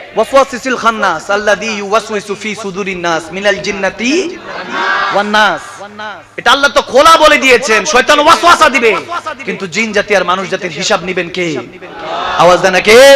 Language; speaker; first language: Bangla; early bilingual, other home language; Arabic